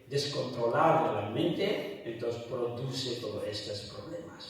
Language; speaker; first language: Spanish; non-native, fluent; Tibetan